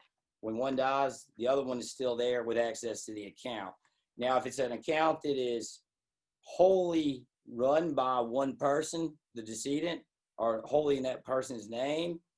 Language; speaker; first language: English; native; English